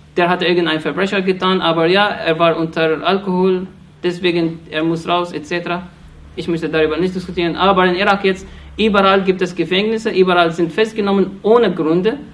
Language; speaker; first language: German; non-native, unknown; Arabic